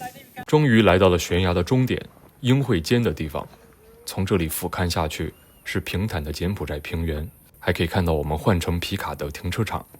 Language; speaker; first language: Chinese; native; Chinese